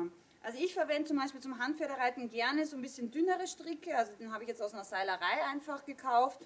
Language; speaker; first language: German; native; German